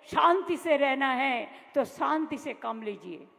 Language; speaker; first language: Hindi; non-native, local second language; Bangla